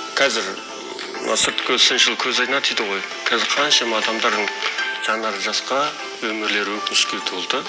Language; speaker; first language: Kazakh; early bilingual, heritage; Kazakh